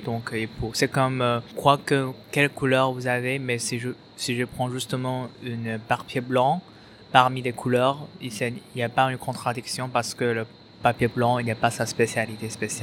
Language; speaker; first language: French; non-native, fluent; Chinese